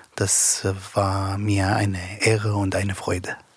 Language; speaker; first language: German; non-native, learner; Arabic